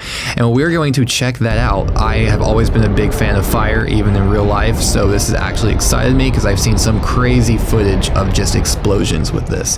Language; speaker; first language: English; native; English